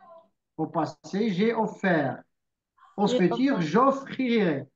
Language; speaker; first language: French; non-native, local second language; Arabic